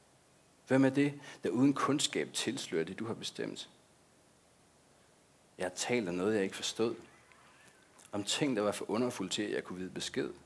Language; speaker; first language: Danish; native; Danish